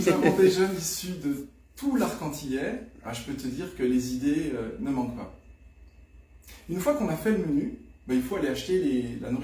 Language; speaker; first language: French; native; French